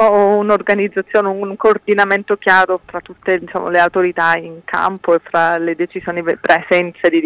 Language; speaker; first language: Italian; native; Italian